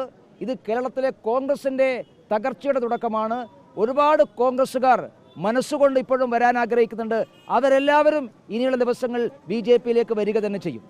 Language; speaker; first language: Malayalam; native; Malayalam